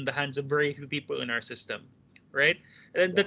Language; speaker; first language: English; non-native, local second language; Cebuano